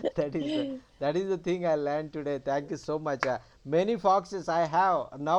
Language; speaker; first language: English; non-native, local second language; Telugu